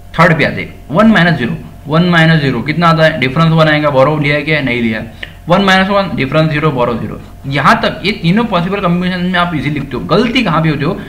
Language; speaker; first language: Hindi; non-native, local second language; Marathi